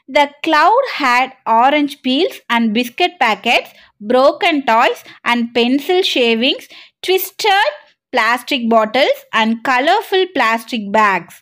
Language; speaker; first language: English; non-native, local second language; Tamil